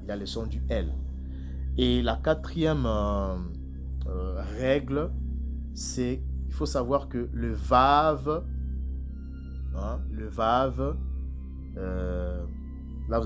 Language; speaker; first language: French; non-native, local second language; Kongo